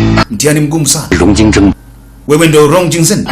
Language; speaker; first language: Swahili; native; Swahili